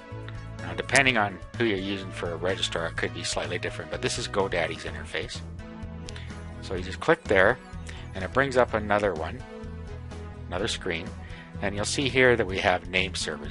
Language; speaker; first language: English; native; English